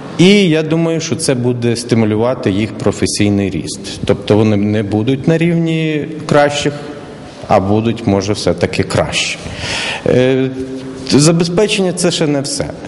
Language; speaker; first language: Ukrainian; native; Ukrainian